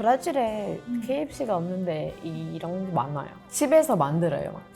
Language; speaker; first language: Korean; non-native, fluent; Portuguese